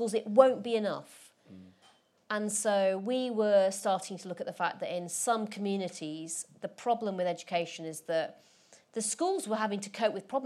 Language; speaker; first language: English; native; English